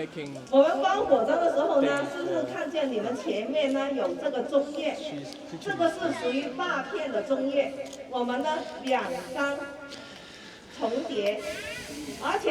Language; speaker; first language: Chinese; native; Chinese